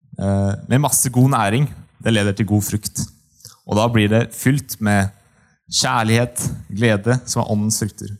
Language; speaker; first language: Norwegian; native; Norwegian